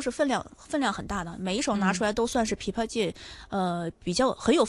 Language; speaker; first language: Chinese; native; Chinese